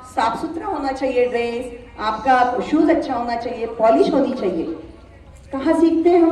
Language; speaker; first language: Hindi; non-native, local second language; Marathi